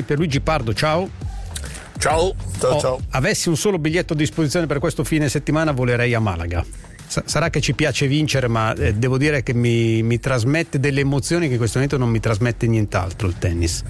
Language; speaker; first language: Italian; native; Italian